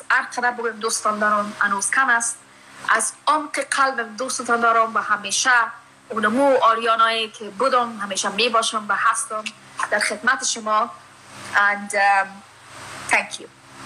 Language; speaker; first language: Persian; early bilingual, heritage; Persian